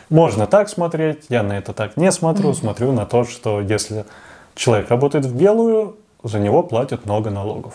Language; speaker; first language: Russian; native; Russian